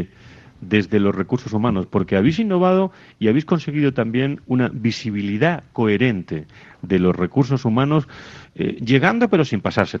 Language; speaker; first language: Spanish; native; Spanish